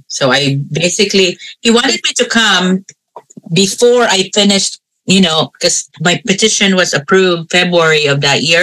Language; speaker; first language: English; non-native, local second language; Cebuano